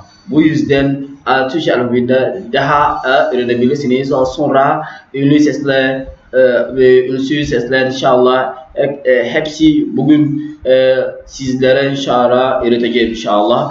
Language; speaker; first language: Turkish; non-native, learner; French